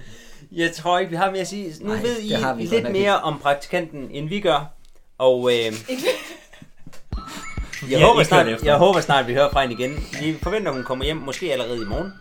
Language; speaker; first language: Danish; native; Danish